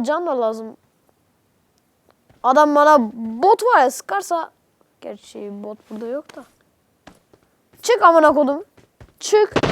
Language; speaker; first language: Turkish; native; Turkish